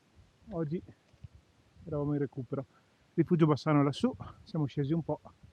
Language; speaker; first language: Italian; native; Italian